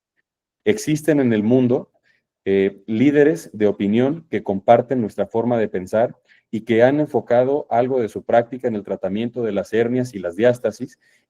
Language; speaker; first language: Spanish; native; Spanish